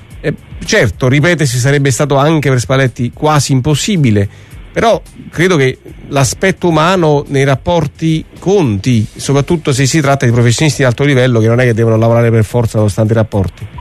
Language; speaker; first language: Italian; native; Italian